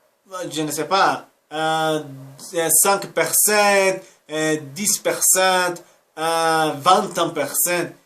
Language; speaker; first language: French; non-native, learner; Spanish